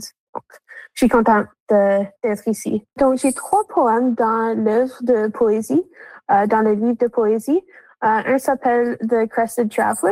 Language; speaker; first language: French; native; French